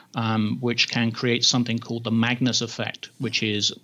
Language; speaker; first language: English; native; English